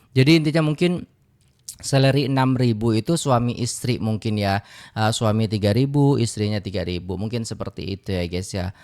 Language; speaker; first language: Indonesian; native; Indonesian